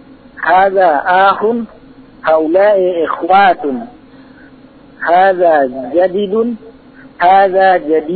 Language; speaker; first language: Arabic; non-native, learner; Indonesian